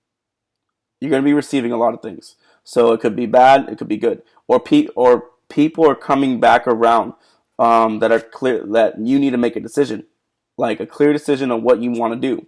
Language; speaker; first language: English; native; English